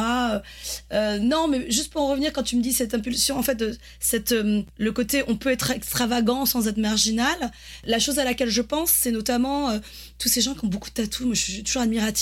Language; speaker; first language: French; native; French